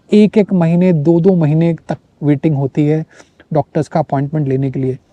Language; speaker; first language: Hindi; native; Hindi